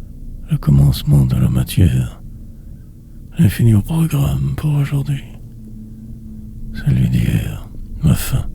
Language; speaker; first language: French; native; French